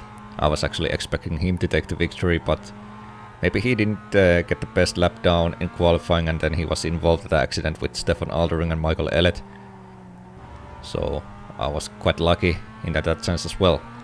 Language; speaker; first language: English; non-native, fluent; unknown